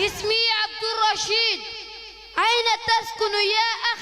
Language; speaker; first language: Arabic; non-native, learner; Urdu